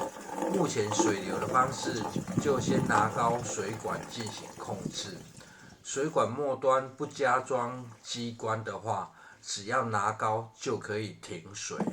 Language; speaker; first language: Chinese; native; Chinese